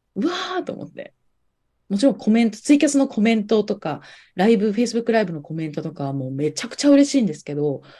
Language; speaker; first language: Japanese; native; Japanese